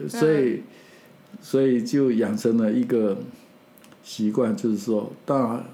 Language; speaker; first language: Chinese; non-native, local second language; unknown